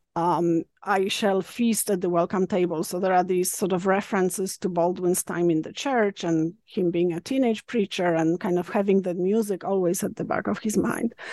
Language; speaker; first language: English; non-native, fluent; Polish